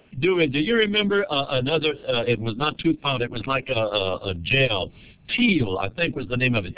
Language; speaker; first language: English; early bilingual, other home language; French